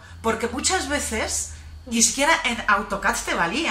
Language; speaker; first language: Spanish; non-native, fluent; Polish